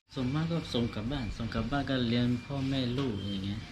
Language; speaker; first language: Thai; non-native, learner; Burmese